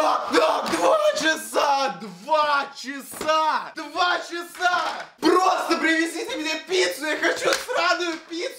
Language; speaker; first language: Russian; native; Russian